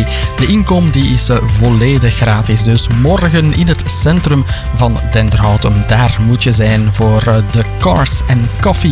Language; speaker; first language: Dutch; native; Dutch